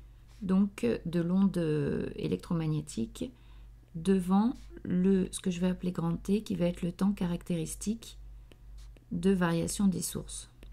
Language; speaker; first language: French; native; French